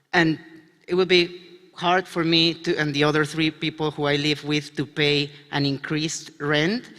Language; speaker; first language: English; non-native, fluent; Spanish